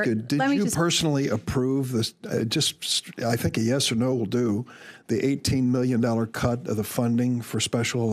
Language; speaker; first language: English; native; English